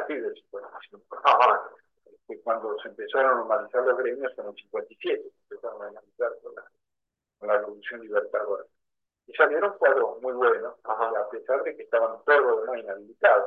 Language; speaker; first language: Spanish; native; Spanish